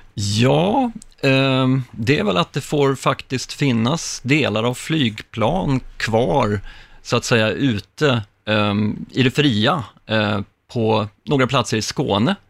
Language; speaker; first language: Swedish; native; Swedish